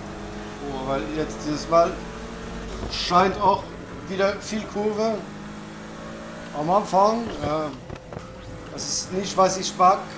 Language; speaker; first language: German; non-native, fluent; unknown